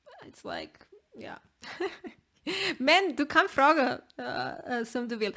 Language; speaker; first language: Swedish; non-native, learner; Spanish